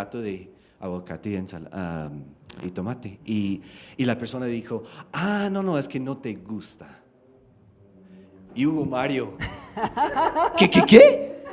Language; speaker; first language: Spanish; non-native, fluent; English